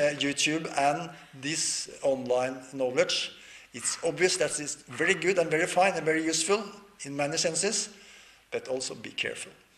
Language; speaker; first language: English; non-native, learner; Norwegian